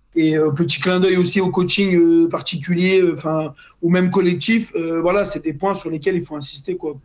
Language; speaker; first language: French; native; French